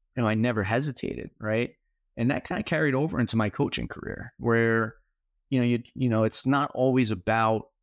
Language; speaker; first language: English; native; English